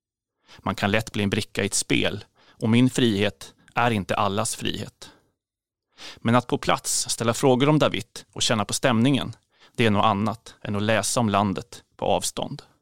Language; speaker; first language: Swedish; native; Swedish